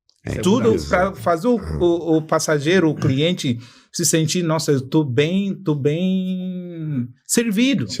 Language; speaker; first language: Portuguese; non-native, fluent; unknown